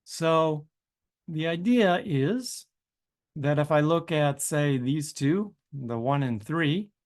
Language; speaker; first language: English; native; English